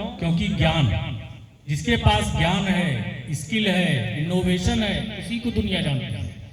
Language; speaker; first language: Hindi; native; Hindi